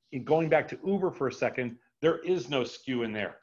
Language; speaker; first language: English; native; English